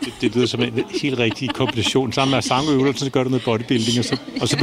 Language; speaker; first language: Danish; native; Danish